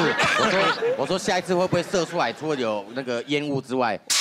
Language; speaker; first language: Chinese; native; Chinese